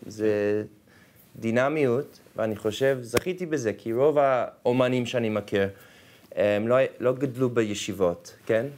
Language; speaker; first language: Hebrew; non-native, fluent; English